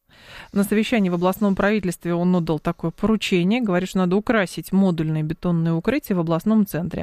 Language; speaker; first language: Russian; native; Russian